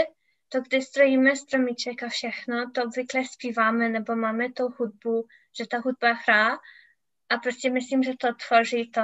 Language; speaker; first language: Czech; non-native, learner; English